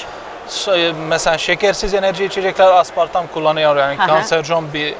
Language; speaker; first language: Turkish; non-native, fluent; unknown